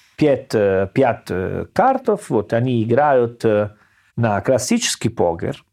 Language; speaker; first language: Russian; non-native, learner; Italian